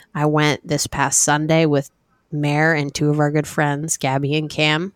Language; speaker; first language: English; native; English